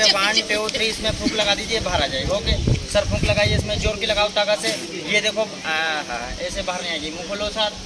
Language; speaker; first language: Hindi; native; Hindi